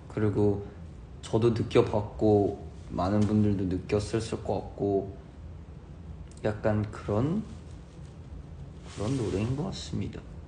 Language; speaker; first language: Korean; early bilingual, heritage; Korean